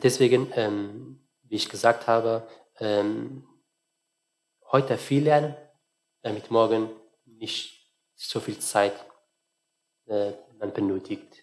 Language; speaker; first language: German; non-native, fluent; Arabic